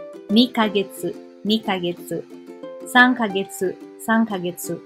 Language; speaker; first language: Japanese; non-native, fluent; Indonesian